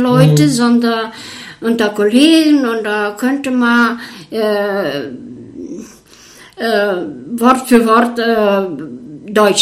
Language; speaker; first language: German; non-native, fluent; Bulgarian